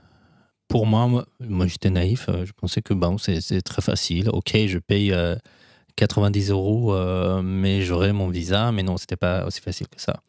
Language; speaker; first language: French; non-native, fluent; Persian